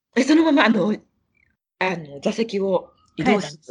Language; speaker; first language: Japanese; native; Japanese